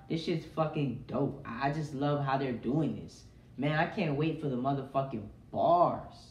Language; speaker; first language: English; native; English